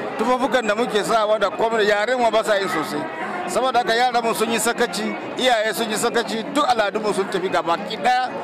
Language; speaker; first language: Hausa; non-native, local second language; Kanuri